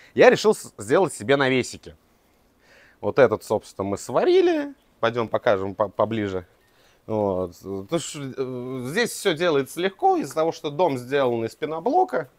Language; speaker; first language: Russian; native; Russian